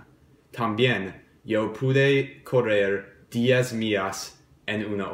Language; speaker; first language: Spanish; non-native, learner; English